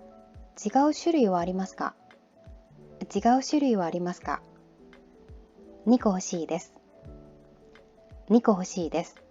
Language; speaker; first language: Japanese; non-native, fluent; Korean